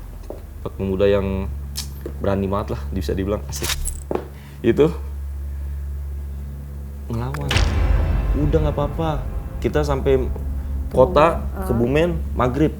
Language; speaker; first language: Indonesian; native; Indonesian